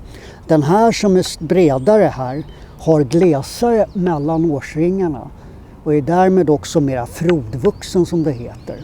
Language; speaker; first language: Swedish; native; Swedish